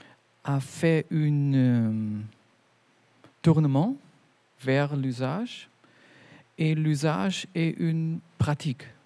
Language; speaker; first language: French; non-native, fluent; German